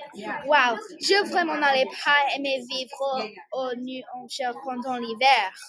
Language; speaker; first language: French; non-native, learner; English